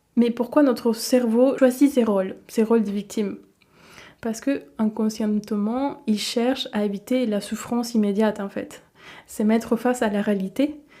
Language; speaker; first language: French; non-native, fluent; Spanish